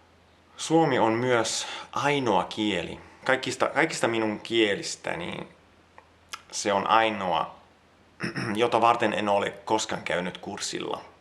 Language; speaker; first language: Finnish; non-native, fluent; Italian